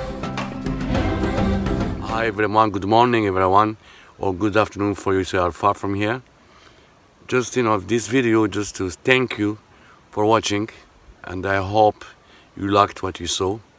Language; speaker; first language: English; non-native, fluent; Arabic